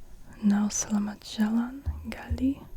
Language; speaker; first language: Indonesian; non-native, learner; German